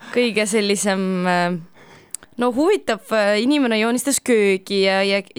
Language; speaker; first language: Estonian; native; Estonian